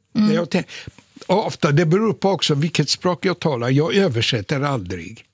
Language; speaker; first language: Swedish; non-native, fluent; Polish